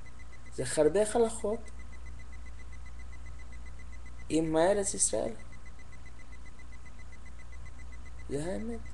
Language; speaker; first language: Hebrew; non-native, learner; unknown